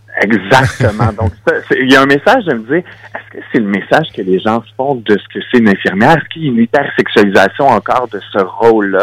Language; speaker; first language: French; native; French